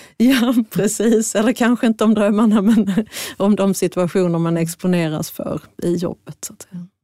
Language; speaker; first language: Swedish; native; Swedish